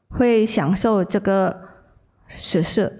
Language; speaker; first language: Chinese; non-native, learner; Indonesian